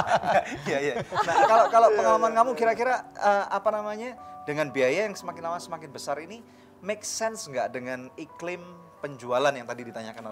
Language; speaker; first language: Indonesian; native; Indonesian